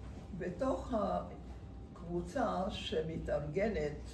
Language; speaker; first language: Hebrew; non-native, fluent; Hungarian